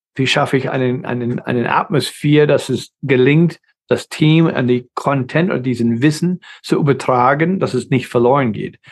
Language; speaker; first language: German; non-native, fluent; English